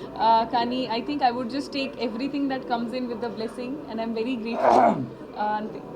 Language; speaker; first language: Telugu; non-native, fluent; Hindi